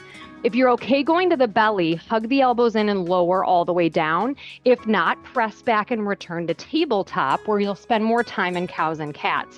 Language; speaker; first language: English; native; English